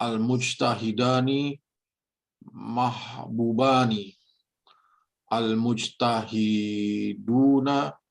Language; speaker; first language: Arabic; non-native, learner; Indonesian